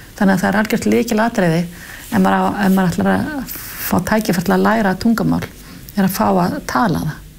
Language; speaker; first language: Icelandic; native; Icelandic